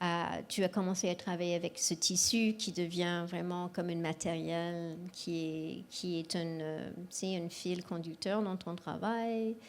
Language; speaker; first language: French; non-native, local second language; English